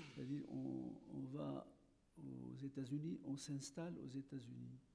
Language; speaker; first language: French; non-native, local second language; Arabic